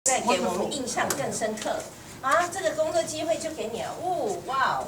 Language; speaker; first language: Chinese; native; Chinese